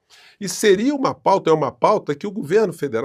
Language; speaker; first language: Portuguese; native; Portuguese